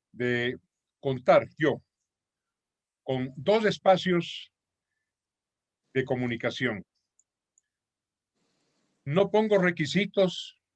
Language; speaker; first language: Spanish; native; Spanish